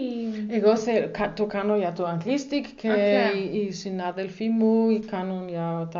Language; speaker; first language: Greek; non-native, learner; German